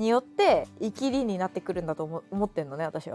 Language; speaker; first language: Japanese; native; Japanese